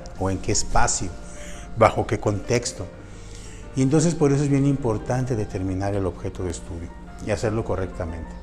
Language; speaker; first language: Spanish; native; Spanish